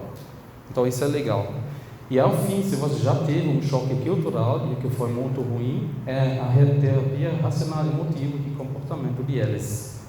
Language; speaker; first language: Portuguese; non-native, fluent; German